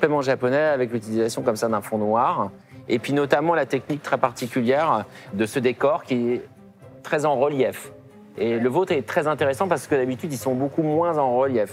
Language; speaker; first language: French; native; French